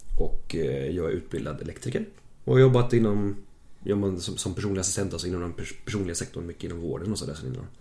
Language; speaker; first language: Swedish; early bilingual, other home language; German